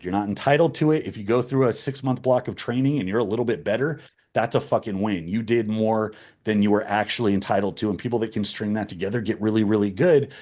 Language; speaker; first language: English; native; English